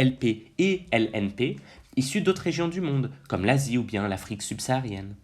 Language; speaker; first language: French; native; French